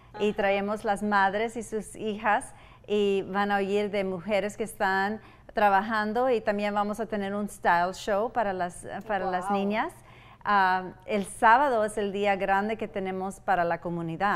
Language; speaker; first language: Spanish; early bilingual, heritage; Spanish